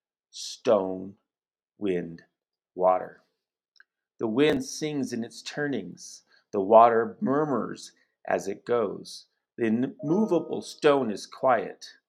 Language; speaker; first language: English; native; English